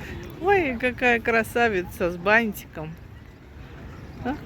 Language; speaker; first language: Russian; non-native, fluent; Azerbaijani